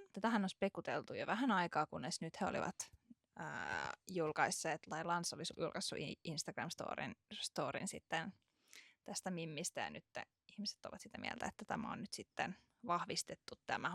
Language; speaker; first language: Finnish; native; Finnish